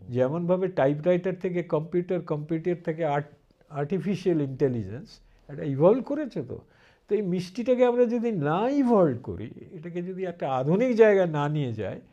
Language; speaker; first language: Bangla; early bilingual, heritage; Bangla